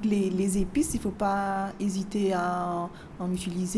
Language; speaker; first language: French; native; French